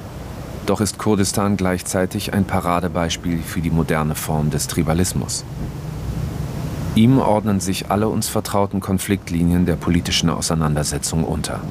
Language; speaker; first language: German; native; German